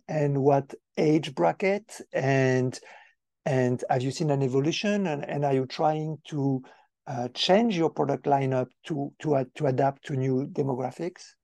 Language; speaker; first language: English; non-native, fluent; French